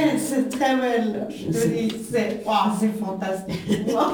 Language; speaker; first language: French; non-native, fluent; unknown